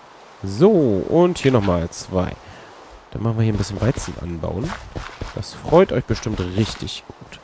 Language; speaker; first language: German; native; German